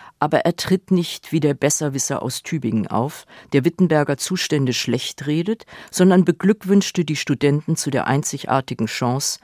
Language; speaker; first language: German; native; German